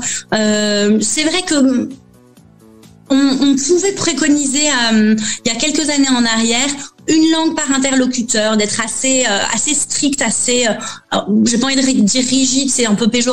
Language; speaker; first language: French; native; French